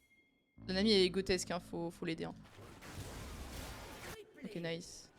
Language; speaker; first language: French; native; French